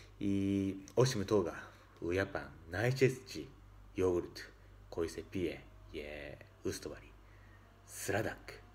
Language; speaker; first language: Serbian; non-native, learner; Japanese